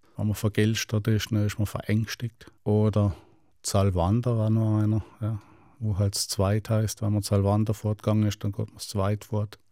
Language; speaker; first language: German; native; German